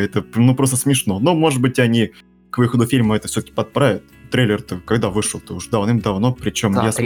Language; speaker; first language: Russian; native; Russian